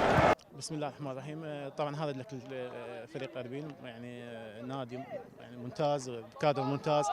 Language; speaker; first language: Arabic; native; Arabic